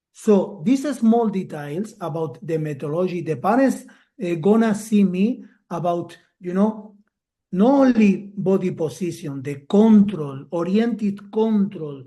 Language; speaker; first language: English; non-native, learner; Spanish